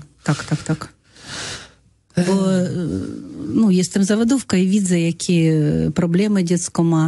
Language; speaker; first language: Polish; non-native, learner; Russian